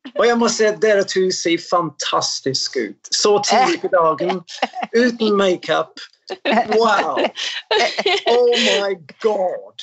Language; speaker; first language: Norwegian; non-native, fluent; English